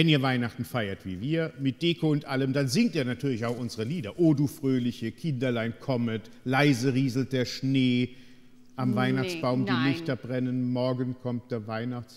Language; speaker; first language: German; native; German